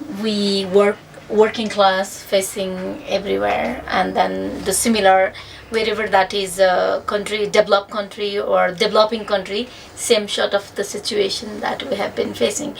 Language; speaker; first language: English; non-native, fluent; Nepali